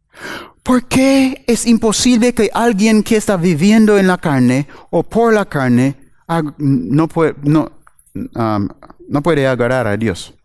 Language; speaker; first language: Spanish; non-native, fluent; English